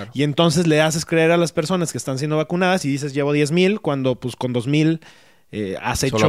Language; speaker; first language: Spanish; native; Spanish